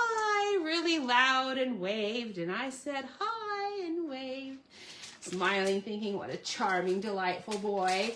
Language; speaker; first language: English; native; English